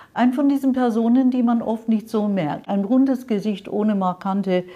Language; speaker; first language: German; non-native, fluent; English